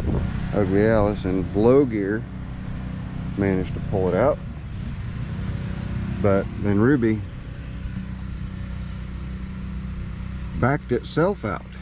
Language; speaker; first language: English; native; English